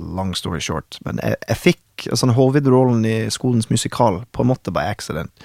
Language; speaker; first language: Norwegian; non-native, fluent; English